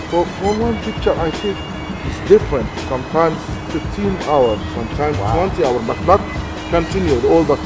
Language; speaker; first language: English; non-native, learner; Arabic